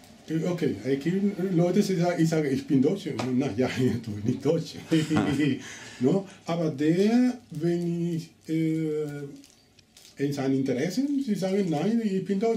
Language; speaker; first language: German; non-native, learner; Spanish